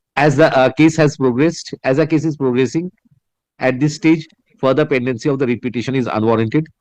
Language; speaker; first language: English; non-native, local second language; Bangla